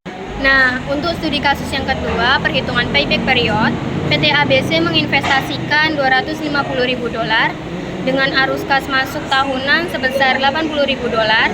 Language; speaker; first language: Indonesian; native; Indonesian